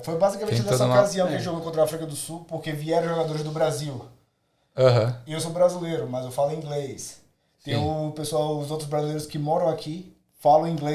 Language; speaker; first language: Portuguese; native; Portuguese